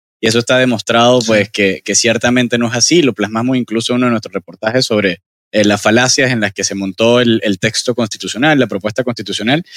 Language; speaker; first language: Spanish; native; Spanish